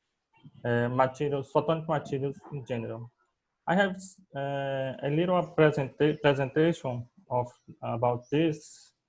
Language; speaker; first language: English; non-native, learner; Portuguese